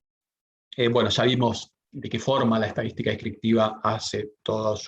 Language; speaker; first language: Spanish; native; Spanish